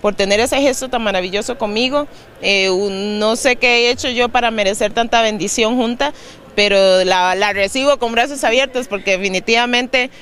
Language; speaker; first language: Spanish; native; Spanish